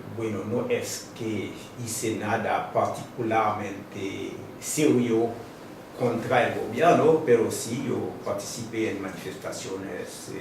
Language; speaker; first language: Spanish; non-native, fluent; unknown